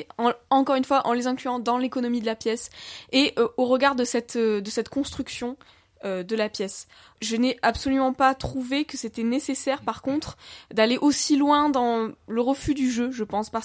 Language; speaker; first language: French; native; French